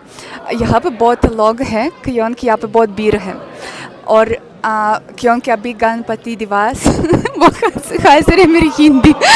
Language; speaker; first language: Hindi; non-native, learner; Russian